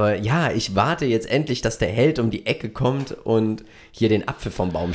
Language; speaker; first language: German; native; German